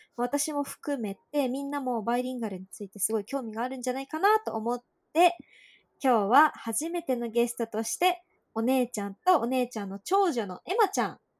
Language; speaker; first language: Japanese; native; Japanese